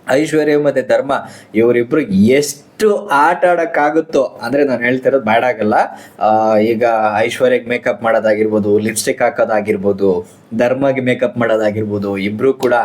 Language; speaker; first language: Kannada; native; Kannada